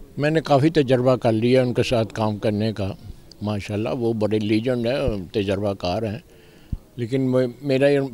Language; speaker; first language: Urdu; non-native, local second language; Punjabi